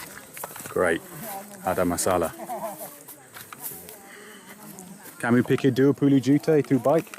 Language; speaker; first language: Indonesian; non-native, learner; English